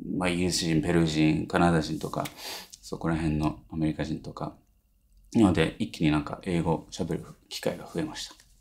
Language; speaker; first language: Japanese; early bilingual, heritage; Japanese